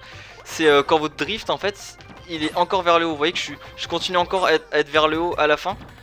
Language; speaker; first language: French; native; French